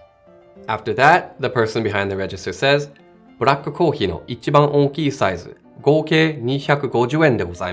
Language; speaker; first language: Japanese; non-native, fluent; English